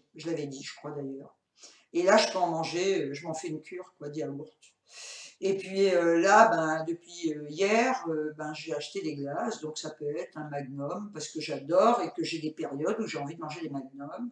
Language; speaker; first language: French; native; French